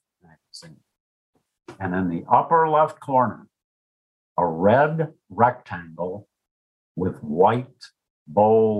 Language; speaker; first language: English; native; English